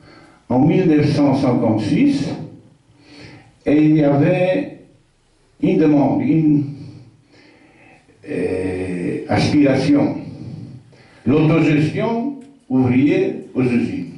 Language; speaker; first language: French; non-native, fluent; Polish